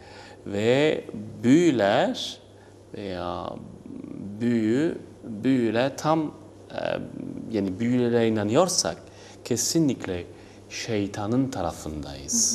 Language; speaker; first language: Turkish; non-native, learner; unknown